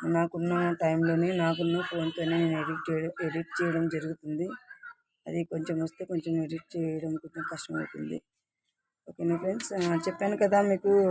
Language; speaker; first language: Telugu; non-native, fluent; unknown